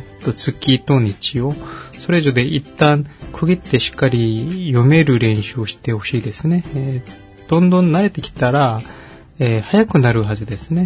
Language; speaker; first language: Japanese; non-native, fluent; Korean